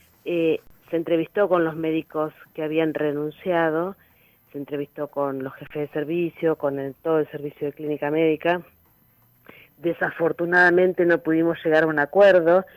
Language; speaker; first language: Spanish; native; Spanish